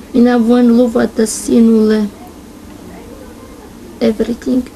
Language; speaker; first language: Finnish; non-native, learner; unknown